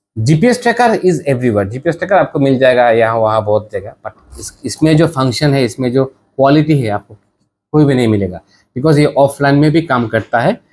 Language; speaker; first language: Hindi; non-native, learner; Bangla